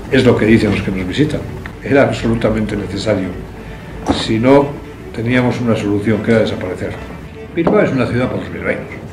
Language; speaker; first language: Spanish; non-native, local second language; Basque